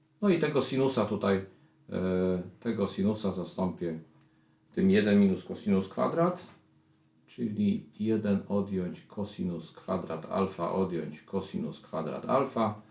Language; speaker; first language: Polish; native; Polish